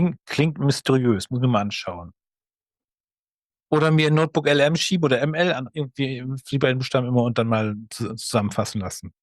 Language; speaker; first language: German; native; German